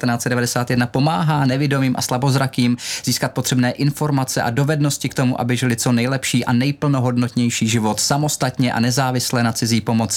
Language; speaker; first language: Czech; native; Czech